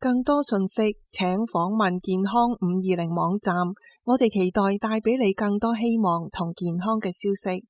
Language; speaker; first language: Chinese; non-native, local second language; Cantonese